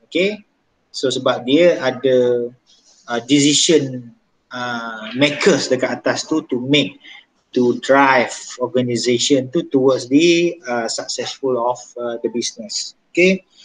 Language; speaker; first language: English; non-native, local second language; Malay